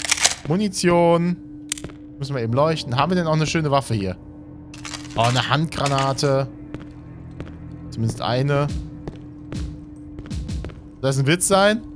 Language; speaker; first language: German; native; German